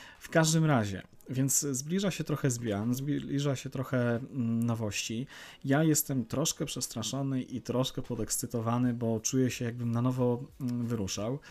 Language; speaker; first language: Polish; native; Polish